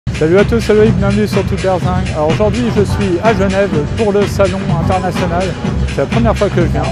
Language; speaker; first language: French; native; French